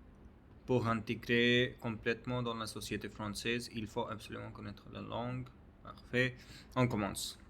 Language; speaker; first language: French; non-native, learner; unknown